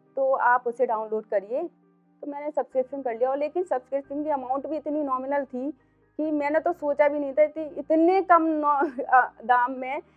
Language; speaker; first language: Hindi; native; Hindi